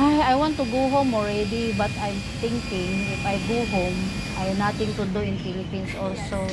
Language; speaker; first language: English; non-native, local second language; Filipino